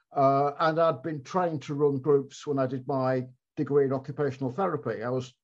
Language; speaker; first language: English; native; English